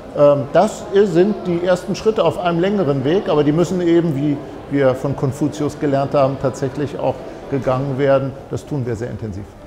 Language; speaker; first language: German; native; German